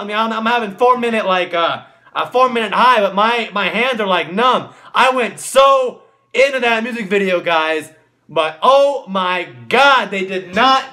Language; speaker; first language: English; native; English